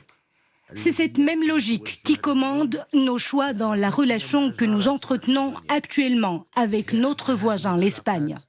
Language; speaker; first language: French; non-native, local second language; Arabic